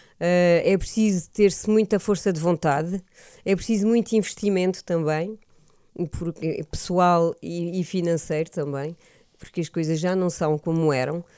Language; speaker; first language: Portuguese; early bilingual, heritage; Portuguese